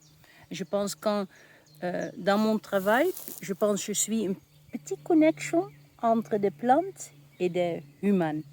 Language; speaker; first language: French; non-native, learner; Dutch